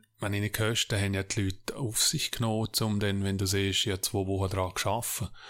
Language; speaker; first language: German; native; German